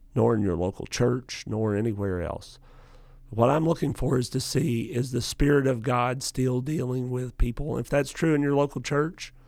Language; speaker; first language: English; native; English